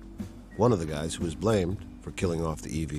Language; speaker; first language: English; native; English